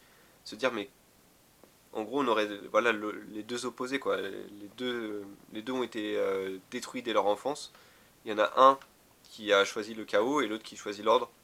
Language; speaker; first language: French; native; French